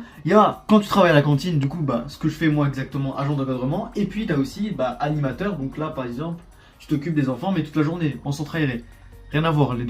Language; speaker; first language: French; native; French